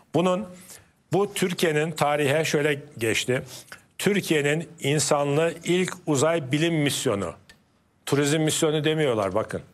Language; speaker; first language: Turkish; native; Turkish